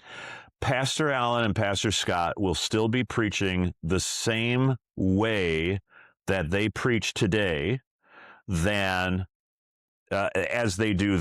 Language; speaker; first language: English; native; English